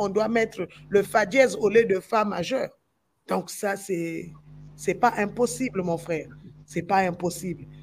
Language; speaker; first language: French; non-native, local second language; Lingala